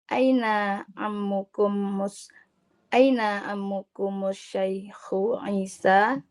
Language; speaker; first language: Arabic; non-native, learner; Indonesian